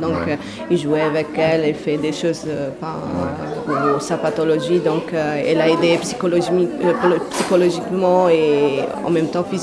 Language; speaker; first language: French; non-native, learner; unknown